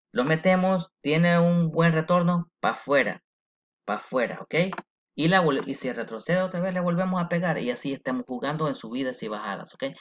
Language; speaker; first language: Spanish; early bilingual, heritage; Spanish